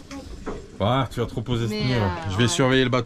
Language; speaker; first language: French; native; French